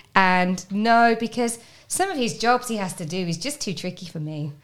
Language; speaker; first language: English; native; English